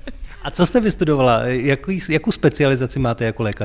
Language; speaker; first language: Czech; native; Czech